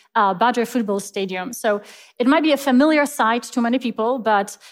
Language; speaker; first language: English; non-native, fluent; Polish